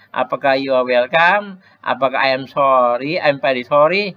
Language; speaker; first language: English; non-native, fluent; Indonesian